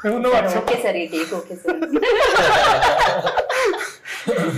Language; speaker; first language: Telugu; native; Telugu